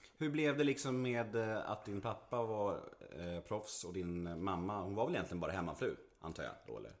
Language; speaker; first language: Swedish; native; Swedish